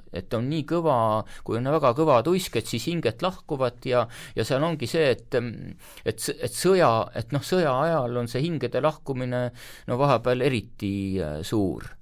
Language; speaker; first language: Estonian; native; Estonian